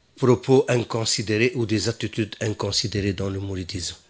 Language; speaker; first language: French; non-native, local second language; Wolof